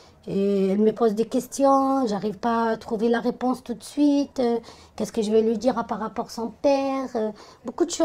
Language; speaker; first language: French; non-native, fluent; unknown